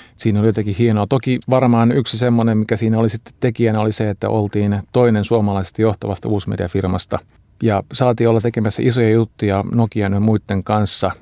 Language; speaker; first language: Finnish; native; Finnish